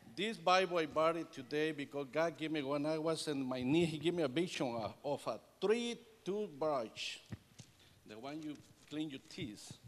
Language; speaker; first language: English; non-native, learner; Spanish